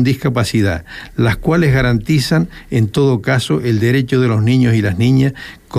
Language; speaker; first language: Spanish; native; Spanish